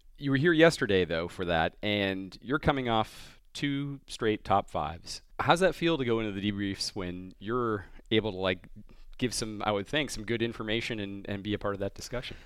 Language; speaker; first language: English; native; English